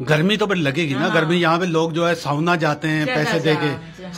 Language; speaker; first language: Urdu; native; Urdu